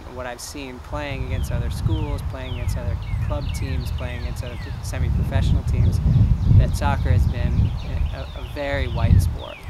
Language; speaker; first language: English; native; English